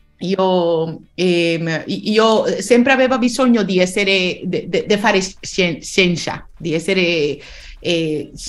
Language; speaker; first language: Italian; non-native, learner; Spanish